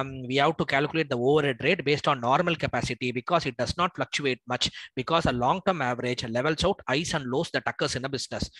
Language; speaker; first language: English; non-native, local second language; Tamil